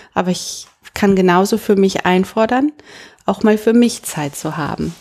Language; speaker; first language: German; native; German